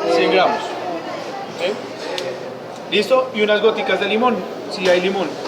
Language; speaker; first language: Spanish; native; Spanish